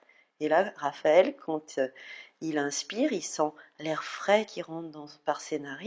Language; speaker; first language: French; native; French